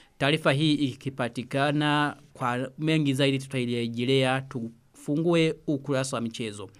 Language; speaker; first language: Swahili; non-native, local second language; Rundi